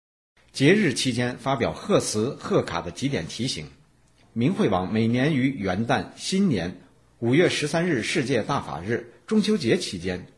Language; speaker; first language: Chinese; native; Chinese